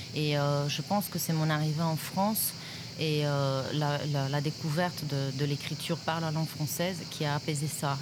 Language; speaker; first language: French; non-native, fluent; Romanian